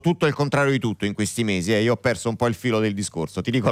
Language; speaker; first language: Italian; native; Italian